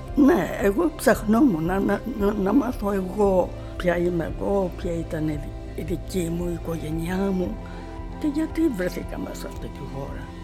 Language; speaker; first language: Greek; native; Greek